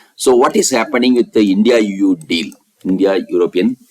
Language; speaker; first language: English; non-native, local second language; Tamil